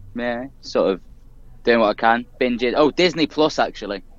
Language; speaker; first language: English; native; English